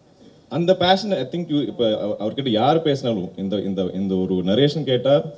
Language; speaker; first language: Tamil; non-native, fluent; Malayalam